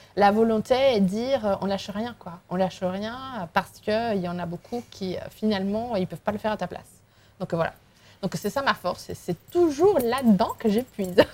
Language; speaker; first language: French; non-native, fluent; Spanish